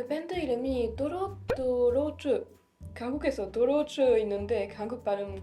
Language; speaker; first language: Korean; non-native, learner; French